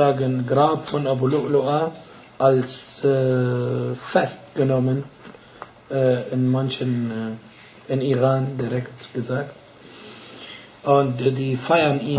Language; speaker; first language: German; non-native, fluent; Arabic